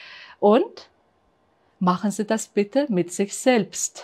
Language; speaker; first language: German; non-native, fluent; Uzbek